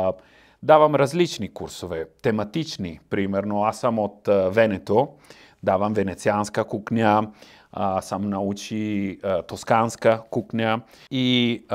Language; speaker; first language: Bulgarian; non-native, learner; Italian